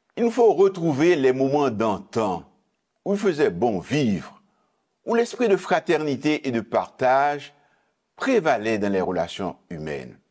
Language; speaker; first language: French; non-native, local second language; Haitian Creole